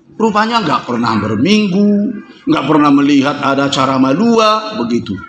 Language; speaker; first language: Indonesian; non-native, local second language; Batak Toba